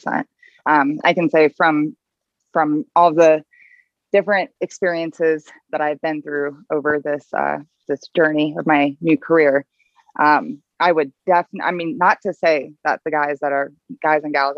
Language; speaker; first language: English; native; English